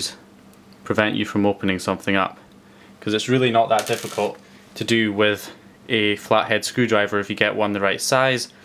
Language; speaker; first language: English; native; English